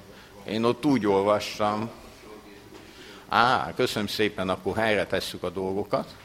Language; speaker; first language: Hungarian; native; Hungarian